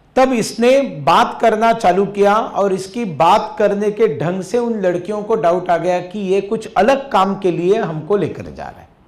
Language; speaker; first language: Hindi; non-native, local second language; Marathi